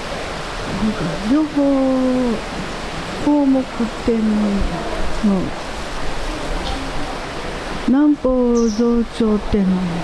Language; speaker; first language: Japanese; native; Japanese